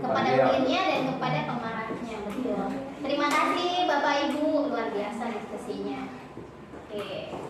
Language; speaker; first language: Indonesian; native; Indonesian